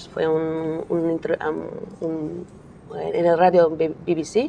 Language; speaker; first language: Spanish; non-native, learner; English